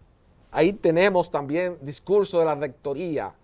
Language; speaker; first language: Spanish; native; Spanish